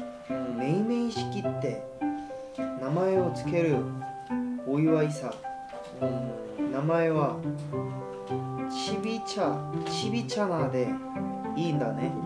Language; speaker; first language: Japanese; non-native, learner; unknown